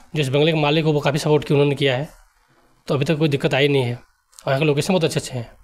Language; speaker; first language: Hindi; native; Hindi